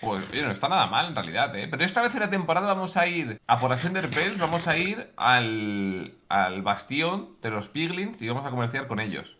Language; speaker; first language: Spanish; native; Spanish